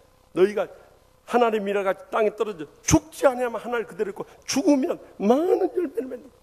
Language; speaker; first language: Korean; native; Korean